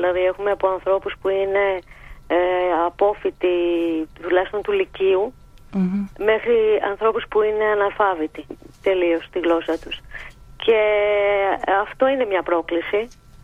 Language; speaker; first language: Greek; native; Greek